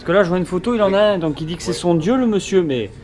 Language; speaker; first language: French; native; French